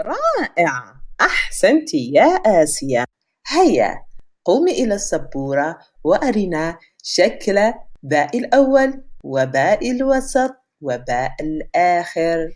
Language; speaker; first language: Arabic; non-native, fluent; French